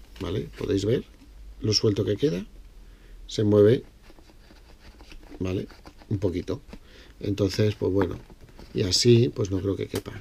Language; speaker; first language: Spanish; native; Spanish